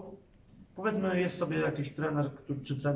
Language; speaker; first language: Polish; native; Polish